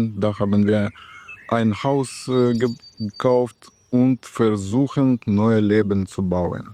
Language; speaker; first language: German; non-native, learner; Russian